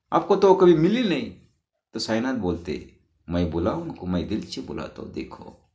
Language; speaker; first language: Hindi; non-native, local second language; Marathi